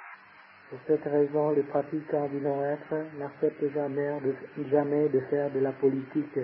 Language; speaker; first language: French; non-native, fluent; Vietnamese